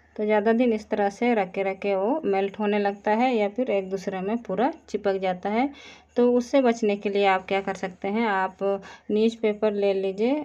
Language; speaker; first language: Hindi; native; Hindi